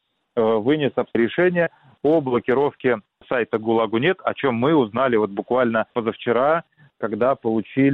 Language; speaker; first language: Russian; native; Russian